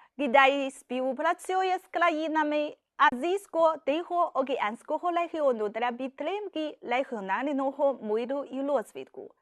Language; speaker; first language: Ukrainian; non-native, fluent; Chinese